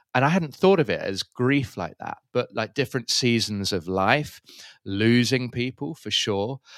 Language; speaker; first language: English; native; English